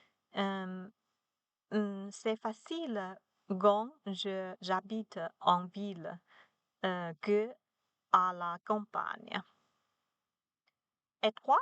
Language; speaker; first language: French; non-native, learner; Chinese